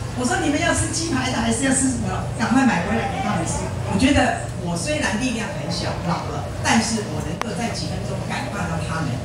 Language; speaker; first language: Chinese; non-native, local second language; Hakka Chinese